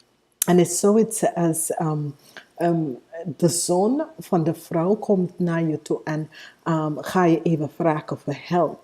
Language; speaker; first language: Dutch; non-native, fluent; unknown